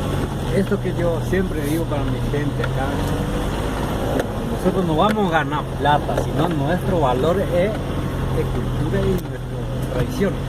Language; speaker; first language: Spanish; non-native, local second language; Guarani